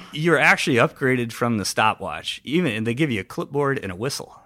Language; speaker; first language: English; native; English